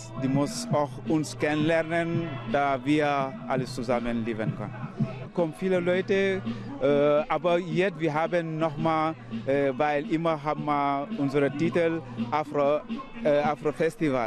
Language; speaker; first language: German; non-native, learner; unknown